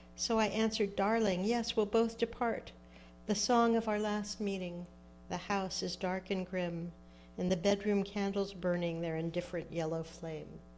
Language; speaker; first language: English; native; English